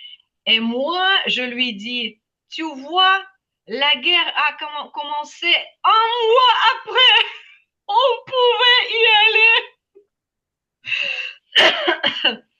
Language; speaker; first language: French; non-native, fluent; Ukrainian